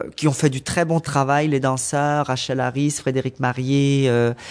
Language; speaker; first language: French; native; French